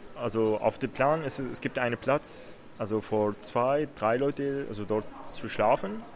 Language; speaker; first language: German; non-native, learner; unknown